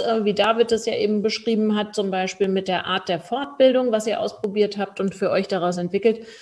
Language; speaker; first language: German; native; German